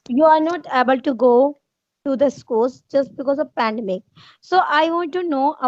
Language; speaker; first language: English; non-native, learner; Hindi